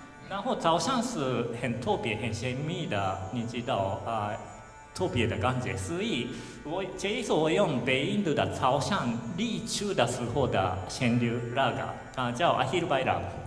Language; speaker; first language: Chinese; non-native, learner; Japanese